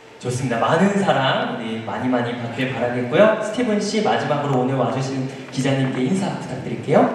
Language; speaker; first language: Korean; native; Korean